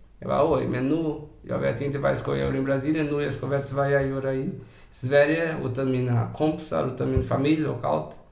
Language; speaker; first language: Swedish; non-native, fluent; Portuguese